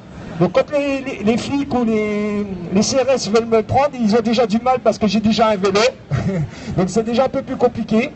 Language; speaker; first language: French; native; French